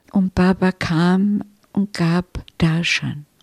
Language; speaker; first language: German; non-native, fluent; Italian